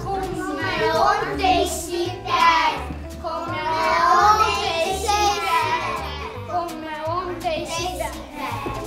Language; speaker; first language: Estonian; non-native, local second language; Russian